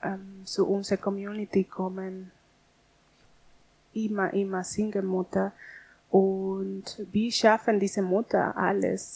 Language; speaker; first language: German; non-native, learner; Spanish